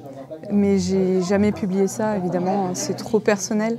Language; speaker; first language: French; native; French